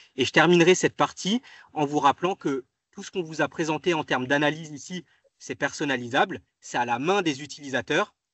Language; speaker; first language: French; native; French